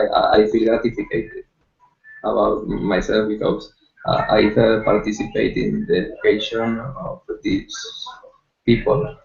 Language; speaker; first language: English; non-native, learner; Spanish